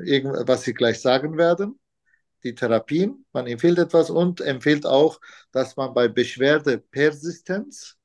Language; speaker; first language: German; non-native, fluent; Turkish